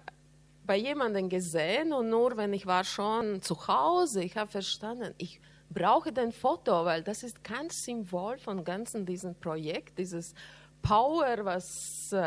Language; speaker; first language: German; non-native, learner; Latvian